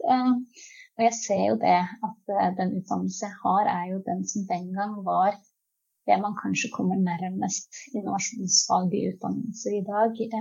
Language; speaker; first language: Norwegian; early bilingual, other home language; Czech